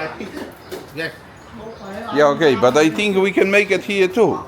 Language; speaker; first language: English; non-native, learner; Polish